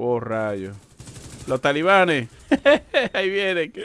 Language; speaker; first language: Spanish; native; Spanish